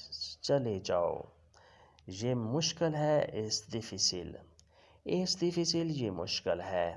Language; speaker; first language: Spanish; non-native, fluent; Urdu